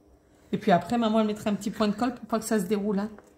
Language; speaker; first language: French; native; French